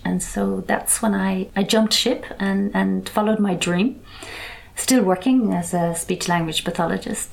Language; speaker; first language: English; native; English